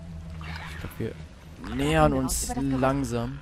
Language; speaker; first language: German; native; German